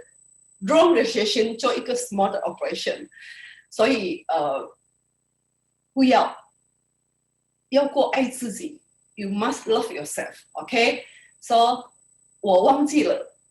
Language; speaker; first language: Chinese; early bilingual, heritage; Indonesian